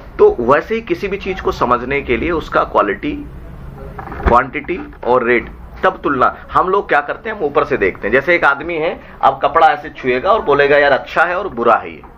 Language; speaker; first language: Hindi; native; Hindi